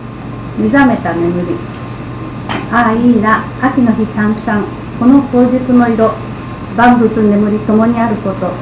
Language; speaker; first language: Japanese; native; Japanese